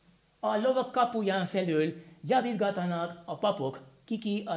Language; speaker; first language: Hungarian; non-native, fluent; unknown